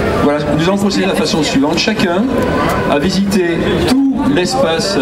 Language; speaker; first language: French; native; French